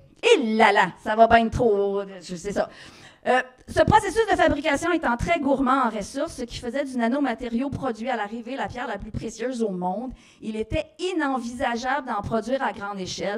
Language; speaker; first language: French; native; French